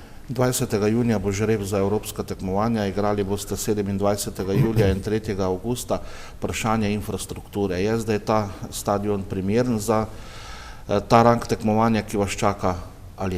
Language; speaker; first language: Slovenian; native; Slovenian